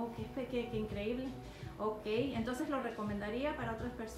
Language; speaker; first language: Spanish; native; Spanish